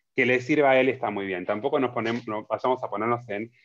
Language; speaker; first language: Spanish; native; Spanish